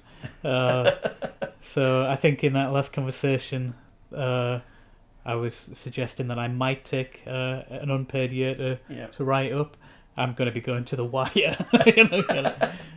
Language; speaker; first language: English; native; English